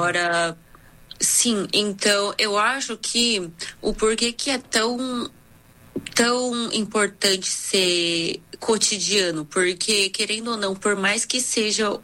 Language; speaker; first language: Portuguese; early bilingual, other home language; Korean